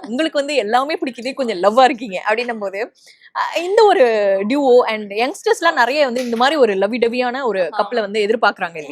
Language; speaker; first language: Tamil; native; Tamil